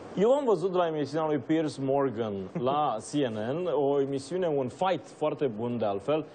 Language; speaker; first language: Romanian; native; Romanian